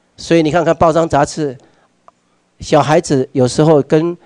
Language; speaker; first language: Chinese; native; Chinese